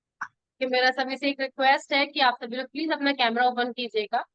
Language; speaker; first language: Hindi; native; Hindi